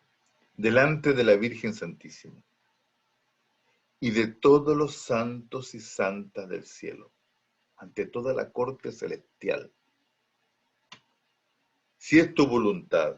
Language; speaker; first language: Spanish; native; Spanish